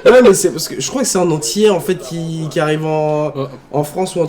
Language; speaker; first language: French; native; French